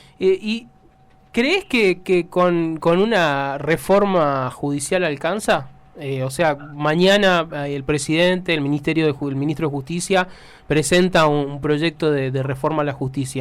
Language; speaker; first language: Spanish; native; Spanish